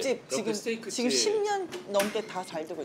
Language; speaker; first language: Korean; native; Korean